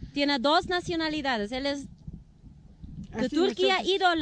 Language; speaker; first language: Spanish; non-native, fluent; Dutch